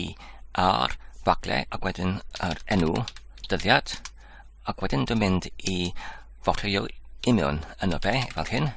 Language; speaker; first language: Welsh; non-native, fluent; English